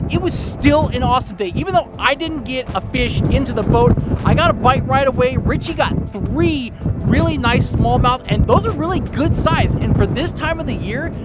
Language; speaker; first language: English; native; English